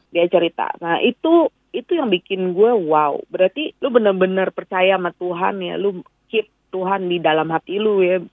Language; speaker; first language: Indonesian; native; Indonesian